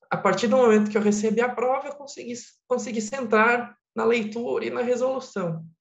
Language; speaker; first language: Portuguese; native; Portuguese